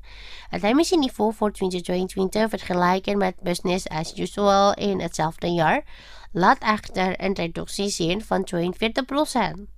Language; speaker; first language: Dutch; non-native, fluent; Indonesian